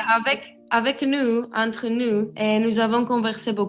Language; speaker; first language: French; non-native, learner; Greek